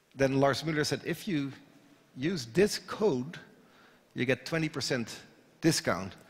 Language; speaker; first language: English; non-native, fluent; Dutch